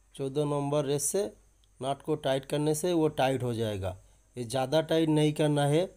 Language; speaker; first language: Hindi; non-native, local second language; Bangla